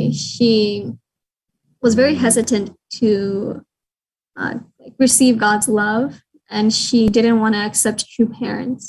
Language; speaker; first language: English; native; English